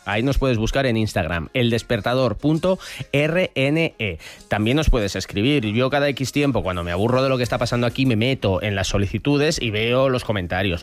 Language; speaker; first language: Spanish; native; Spanish